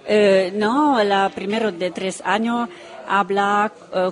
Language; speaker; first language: Spanish; non-native, learner; Romanian